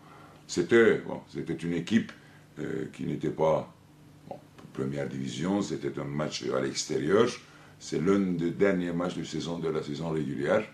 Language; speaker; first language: French; non-native, fluent; Turkish